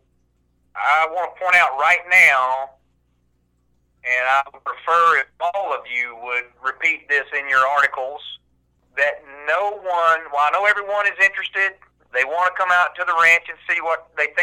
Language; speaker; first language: English; native; English